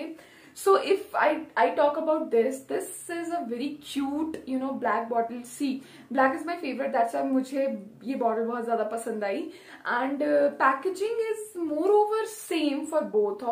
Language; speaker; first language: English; non-native, local second language; Hindi